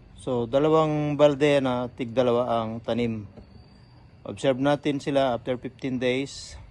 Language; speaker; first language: Filipino; native; Filipino